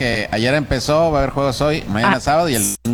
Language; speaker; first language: Spanish; native; Spanish